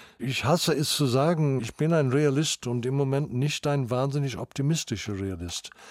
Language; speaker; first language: German; non-native, fluent; English